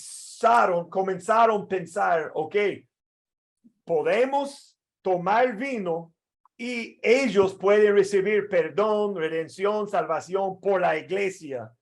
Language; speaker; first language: Spanish; non-native, fluent; English